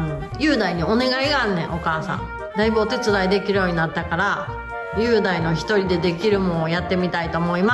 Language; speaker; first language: Japanese; native; Japanese